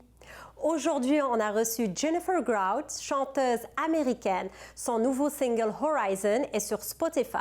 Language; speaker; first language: French; non-native, local second language; Arabic